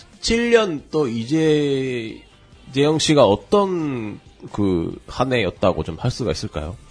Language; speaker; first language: Korean; non-native, fluent; Japanese